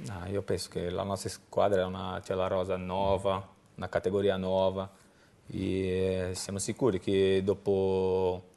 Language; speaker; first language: Italian; non-native, learner; Portuguese